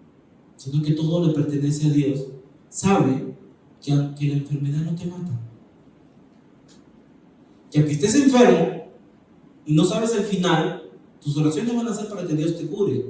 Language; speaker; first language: Spanish; native; Spanish